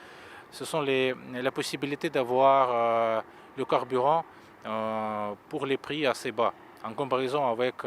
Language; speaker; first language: French; non-native, fluent; Russian